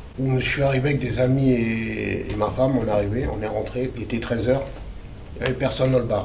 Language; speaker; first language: French; early bilingual, other home language; Lingala